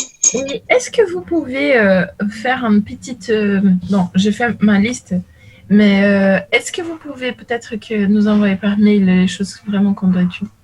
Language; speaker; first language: French; non-native, learner; Portuguese